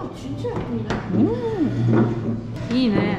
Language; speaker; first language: Korean; non-native, learner; Japanese